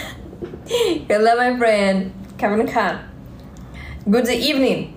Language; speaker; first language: English; non-native, learner; Russian